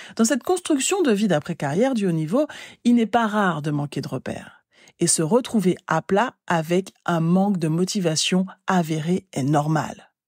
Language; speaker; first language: French; native; French